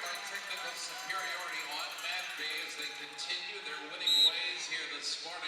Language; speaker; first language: English; native; English